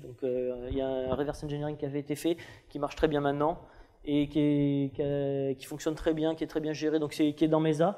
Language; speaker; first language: French; native; French